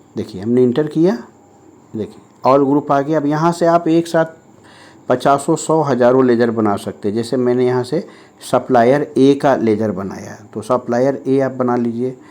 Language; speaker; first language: Hindi; native; Hindi